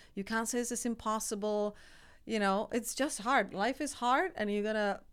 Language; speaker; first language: English; non-native, fluent; Czech